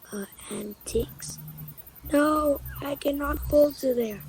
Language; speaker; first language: English; non-native, learner; Vietnamese